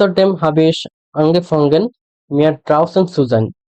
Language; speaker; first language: German; non-native, fluent; Bangla